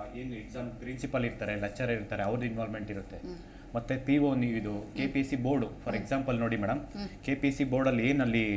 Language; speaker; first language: Kannada; native; Kannada